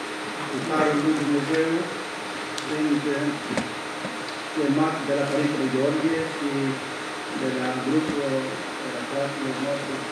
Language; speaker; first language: Romanian; non-native, learner; Greek